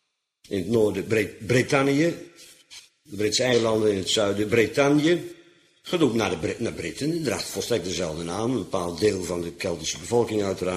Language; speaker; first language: Dutch; native; Dutch